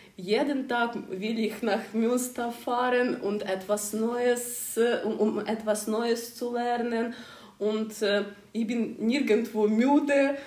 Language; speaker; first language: German; non-native, learner; Ukrainian